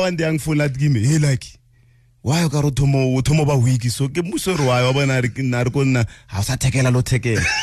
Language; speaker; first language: English; non-native, local second language; Tswana